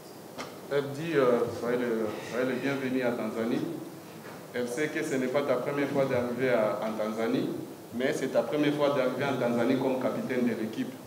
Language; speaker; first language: French; non-native, fluent; Swahili